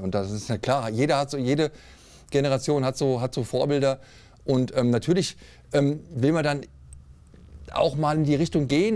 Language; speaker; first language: German; native; German